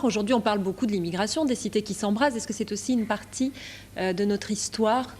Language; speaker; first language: French; native; French